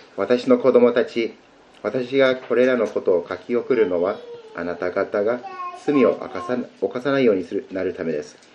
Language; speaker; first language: Japanese; native; Japanese